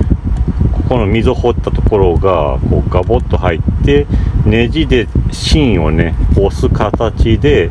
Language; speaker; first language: Japanese; native; Japanese